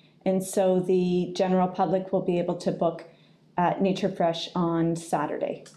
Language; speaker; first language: English; native; English